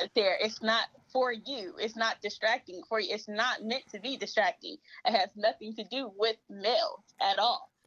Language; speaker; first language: English; native; English